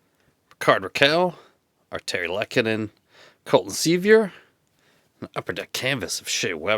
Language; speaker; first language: English; native; English